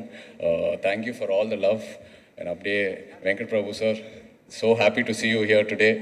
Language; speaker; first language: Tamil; non-native, local second language; Telugu